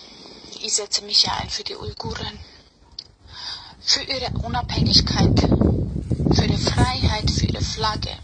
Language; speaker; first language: German; early bilingual, other home language; Bosnian